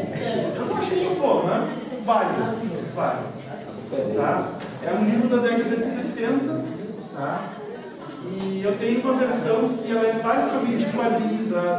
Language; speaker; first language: Portuguese; native; Portuguese